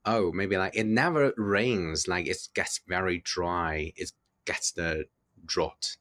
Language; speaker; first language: English; non-native, fluent; Chinese